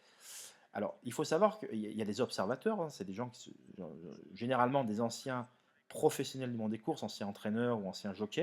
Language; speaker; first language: French; native; French